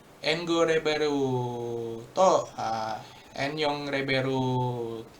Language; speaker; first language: Japanese; non-native, learner; Indonesian